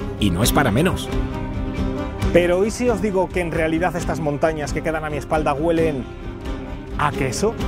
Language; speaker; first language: Spanish; native; Spanish